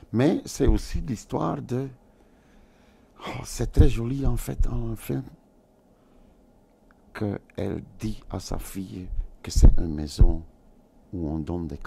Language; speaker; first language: French; non-native, local second language; Dutch